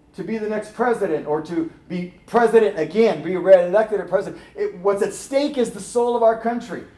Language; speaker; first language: English; native; English